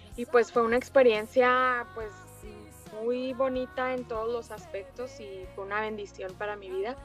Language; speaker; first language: Spanish; native; Spanish